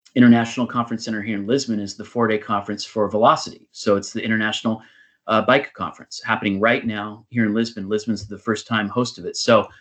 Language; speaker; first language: English; native; English